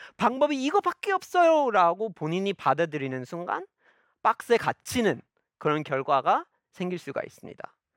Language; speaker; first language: Korean; non-native, fluent; English